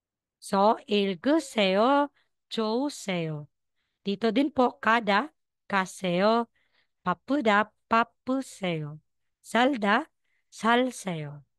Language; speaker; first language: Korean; non-native, fluent; Filipino